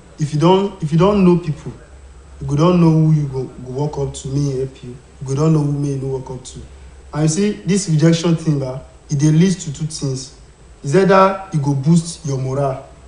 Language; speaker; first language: Nigerian Pidgin; non-native, local second language; Yoruba